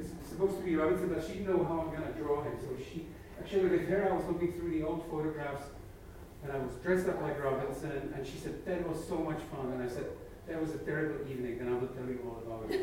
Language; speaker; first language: English; non-native, fluent; Czech